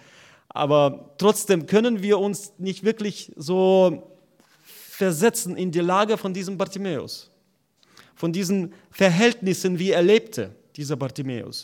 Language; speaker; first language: German; non-native, fluent; Russian